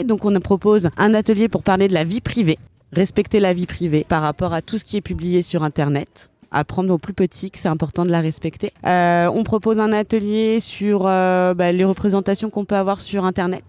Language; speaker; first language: French; native; French